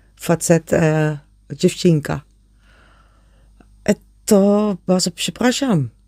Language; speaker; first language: Polish; non-native, learner; German